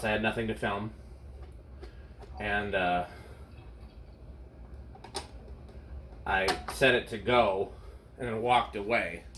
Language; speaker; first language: English; native; English